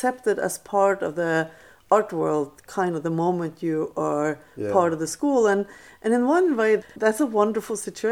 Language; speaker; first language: English; non-native, fluent; Norwegian